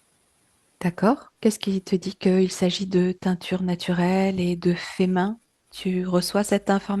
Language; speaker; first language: French; native; French